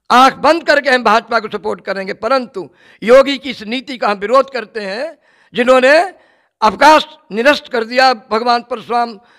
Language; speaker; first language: Hindi; native; Hindi